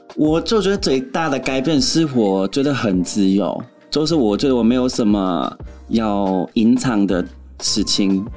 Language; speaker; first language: Chinese; non-native, fluent; English